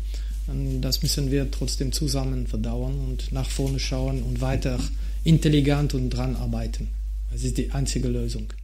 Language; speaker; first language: German; non-native, fluent; French